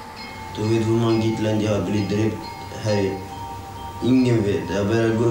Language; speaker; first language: Norwegian; non-native, learner; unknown